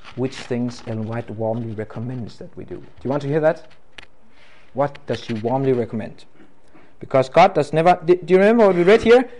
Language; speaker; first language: English; non-native, fluent; Danish